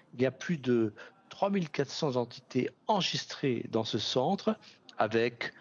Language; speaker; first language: French; native; French